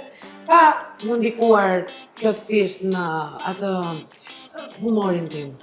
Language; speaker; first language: Albanian; native; Albanian